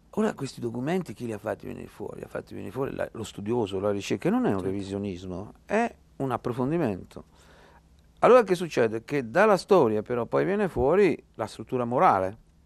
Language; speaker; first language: Italian; native; Italian